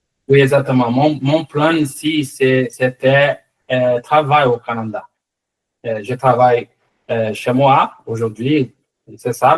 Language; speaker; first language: French; non-native, learner; Portuguese